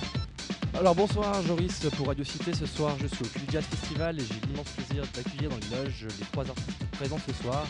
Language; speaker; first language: French; native; French